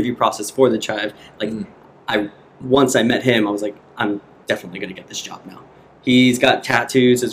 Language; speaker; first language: English; native; English